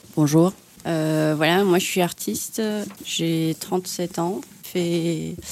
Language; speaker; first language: French; non-native, fluent; Finnish